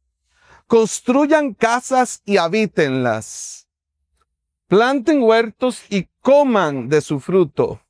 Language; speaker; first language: Spanish; native; Spanish